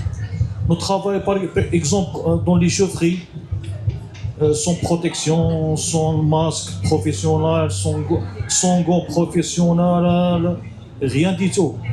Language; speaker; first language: French; non-native, learner; Arabic